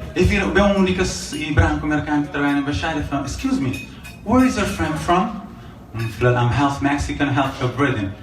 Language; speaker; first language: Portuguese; non-native, local second language; Kabuverdianu